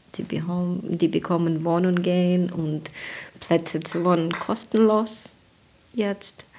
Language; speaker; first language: German; non-native, learner; Ukrainian